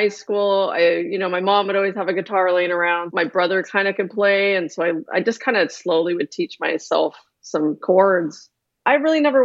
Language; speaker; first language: English; native; English